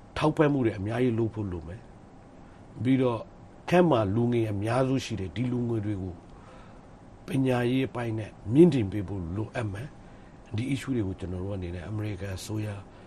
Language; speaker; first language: Burmese; non-native, local second language; Rohingya